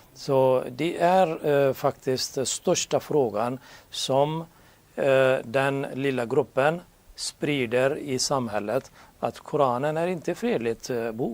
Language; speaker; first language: Swedish; non-native, learner; Urdu